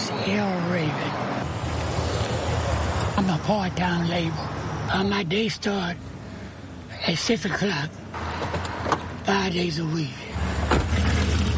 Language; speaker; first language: English; native; English